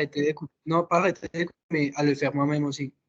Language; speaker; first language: French; non-native, fluent; Spanish